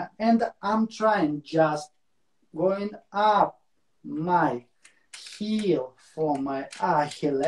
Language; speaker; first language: English; non-native, learner; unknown